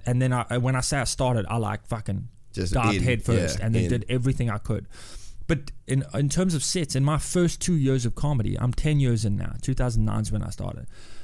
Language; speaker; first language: English; native; English